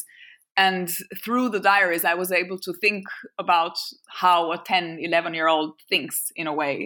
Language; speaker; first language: English; non-native, fluent; French